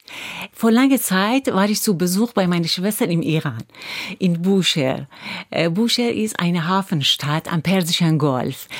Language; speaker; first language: German; non-native, fluent; Persian